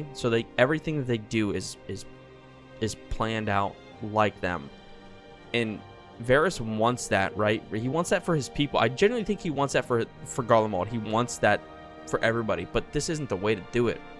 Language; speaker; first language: English; native; English